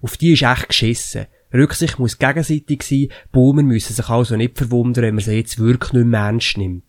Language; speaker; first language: German; native; German